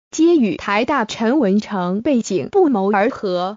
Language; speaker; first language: Chinese; native; Chinese